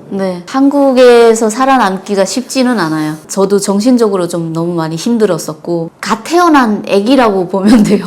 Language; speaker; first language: Korean; native; Korean